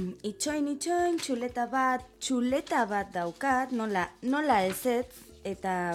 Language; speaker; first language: Basque; non-native, learner; Spanish